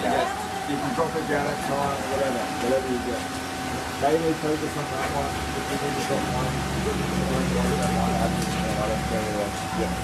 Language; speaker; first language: English; native; English